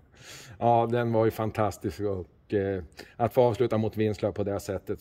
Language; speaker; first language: Swedish; native; Swedish